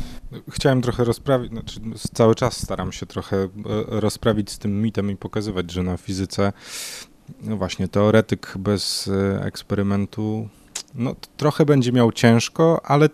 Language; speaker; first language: Polish; native; Polish